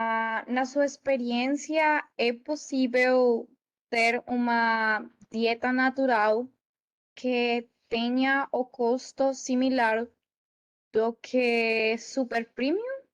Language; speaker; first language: Portuguese; non-native, learner; Spanish